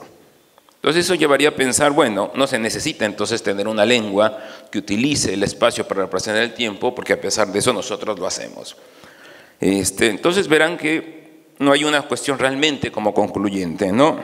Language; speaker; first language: Spanish; native; Spanish